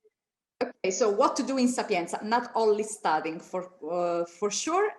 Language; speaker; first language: English; non-native, fluent; Italian